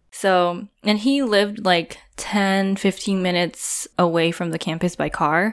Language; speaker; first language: English; non-native, fluent; Japanese